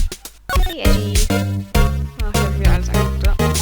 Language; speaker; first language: German; native; German